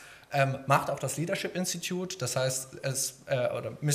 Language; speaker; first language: German; native; German